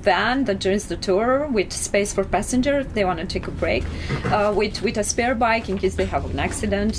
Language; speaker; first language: English; non-native, fluent; Romanian